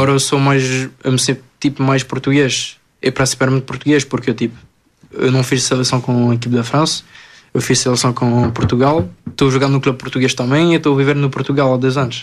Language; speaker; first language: Portuguese; early bilingual, other home language; French